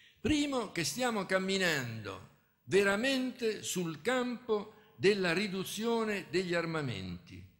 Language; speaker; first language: Italian; native; Italian